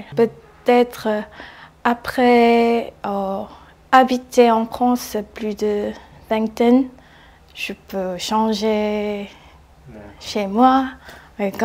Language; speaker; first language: French; non-native, learner; Korean